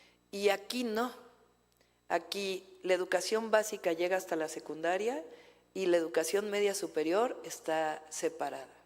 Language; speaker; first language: Spanish; native; Spanish